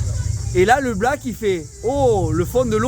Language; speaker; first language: French; native; French